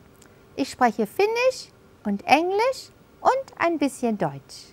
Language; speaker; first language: German; non-native, fluent; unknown